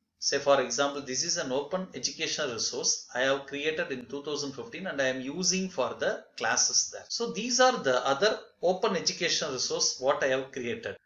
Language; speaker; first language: English; non-native, local second language; Tamil